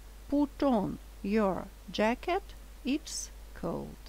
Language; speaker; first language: English; non-native, fluent; Russian